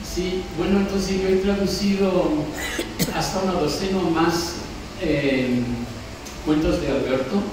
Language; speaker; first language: Spanish; non-native, fluent; English